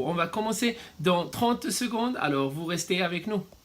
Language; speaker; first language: French; non-native, fluent; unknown